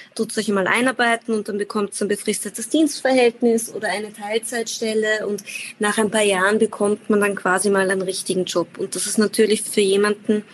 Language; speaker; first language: German; native; German